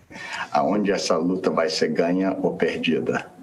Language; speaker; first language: Portuguese; non-native, fluent; English